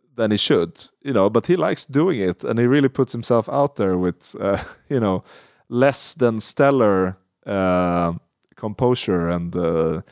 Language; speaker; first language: English; non-native, fluent; Swedish